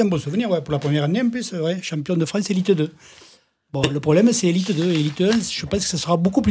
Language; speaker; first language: French; native; French